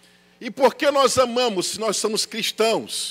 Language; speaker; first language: Portuguese; native; Portuguese